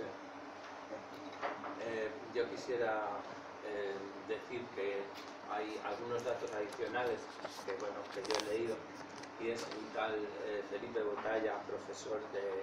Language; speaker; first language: Spanish; native; Spanish